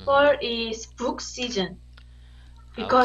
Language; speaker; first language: English; non-native, learner; Korean